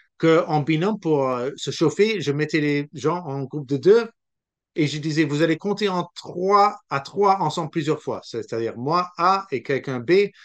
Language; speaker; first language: French; non-native, local second language; English